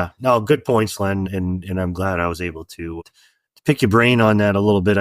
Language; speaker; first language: English; native; English